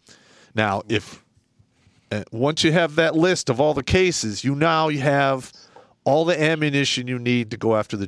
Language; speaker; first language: English; native; English